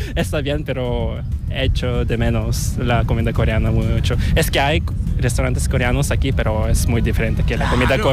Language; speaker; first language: Spanish; non-native, fluent; Korean